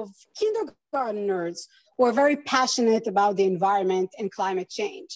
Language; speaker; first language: English; non-native, fluent; Hebrew